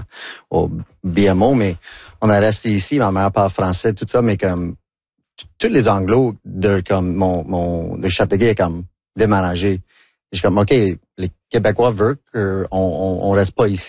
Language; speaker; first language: French; non-native, local second language; English